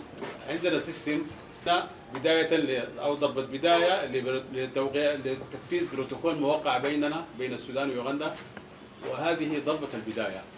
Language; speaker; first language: Arabic; native; Arabic